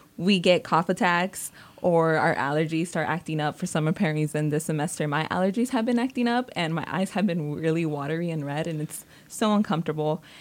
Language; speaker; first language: English; native; English